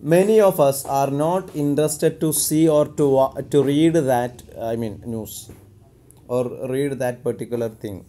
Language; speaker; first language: English; non-native, local second language; Malayalam